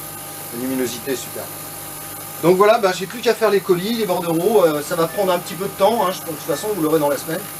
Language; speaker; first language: French; native; French